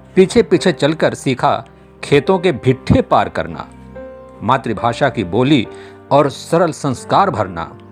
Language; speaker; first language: Hindi; non-native, local second language; Bhojpuri